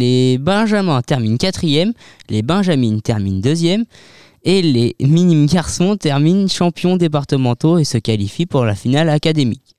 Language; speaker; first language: French; native; French